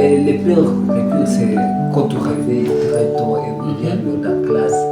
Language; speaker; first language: French; non-native, learner; Kalenjin